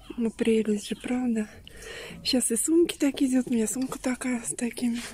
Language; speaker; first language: Russian; native; Russian